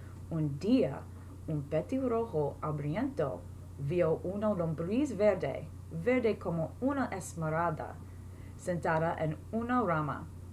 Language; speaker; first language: Spanish; non-native, learner; English